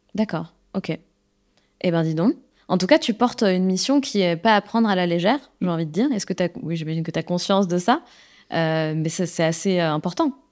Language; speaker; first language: French; native; French